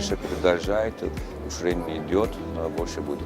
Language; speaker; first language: Russian; non-native, learner; Turkish